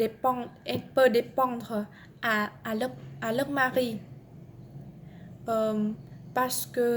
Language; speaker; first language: French; non-native, learner; Vietnamese